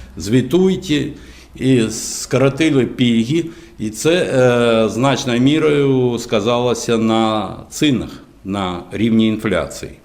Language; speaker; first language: Ukrainian; non-native, local second language; Russian